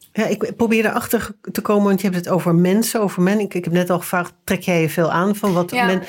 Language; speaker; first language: Dutch; native; Dutch